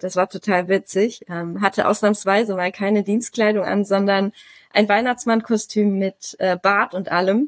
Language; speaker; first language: German; native; German